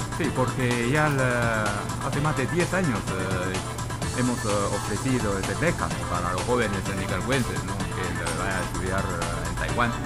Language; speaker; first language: Spanish; non-native, fluent; Chinese